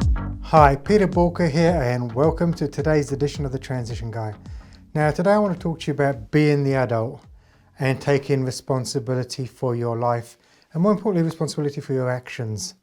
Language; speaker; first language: English; native; English